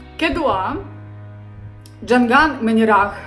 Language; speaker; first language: Indonesian; non-native, learner; Ukrainian